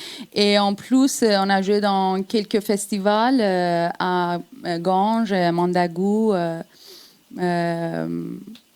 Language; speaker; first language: French; non-native, fluent; Persian